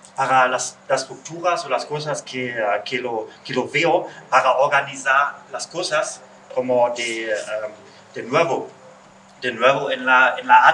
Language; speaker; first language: Spanish; non-native, learner; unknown